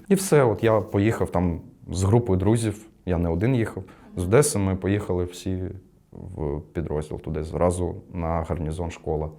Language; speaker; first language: Ukrainian; non-native, local second language; Russian